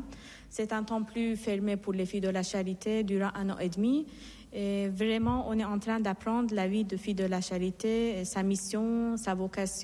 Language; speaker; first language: French; non-native, fluent; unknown